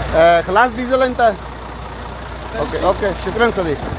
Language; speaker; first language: Arabic; non-native, learner; Urdu